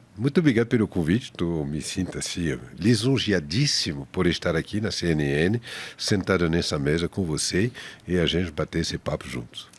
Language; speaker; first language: Portuguese; non-native, fluent; French